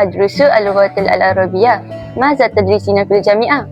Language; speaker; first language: Arabic; non-native, learner; Malay